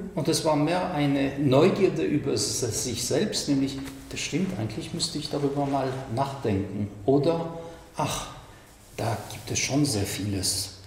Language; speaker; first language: German; non-native, fluent; French